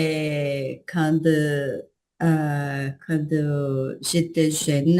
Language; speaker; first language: French; non-native, learner; Portuguese